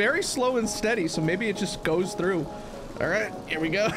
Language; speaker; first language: English; native; English